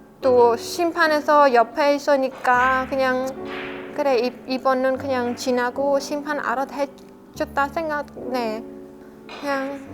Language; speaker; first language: Korean; non-native, learner; Khmer